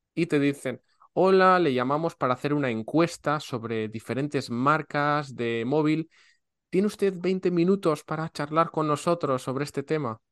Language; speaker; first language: Spanish; native; Spanish